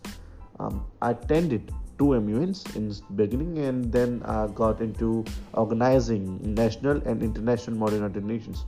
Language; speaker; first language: English; non-native, local second language; Hindi